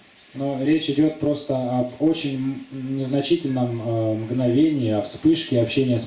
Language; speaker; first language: Russian; native; Russian